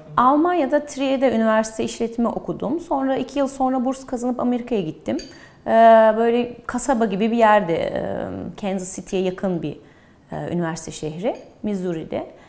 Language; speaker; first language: Turkish; early bilingual, heritage; Turkish